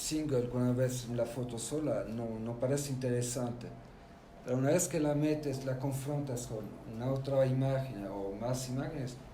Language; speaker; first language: Spanish; non-native, fluent; French